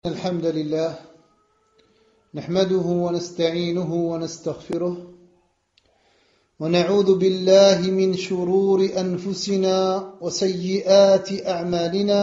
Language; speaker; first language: Arabic; non-native, fluent; French